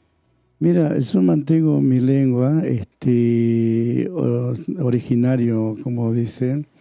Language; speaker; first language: Spanish; non-native, local second language; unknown